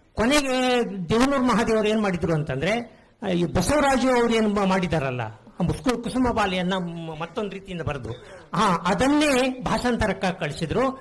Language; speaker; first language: Kannada; non-native, local second language; Konkani